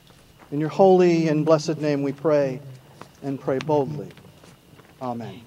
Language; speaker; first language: English; native; English